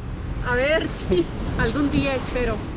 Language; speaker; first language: Spanish; native; Spanish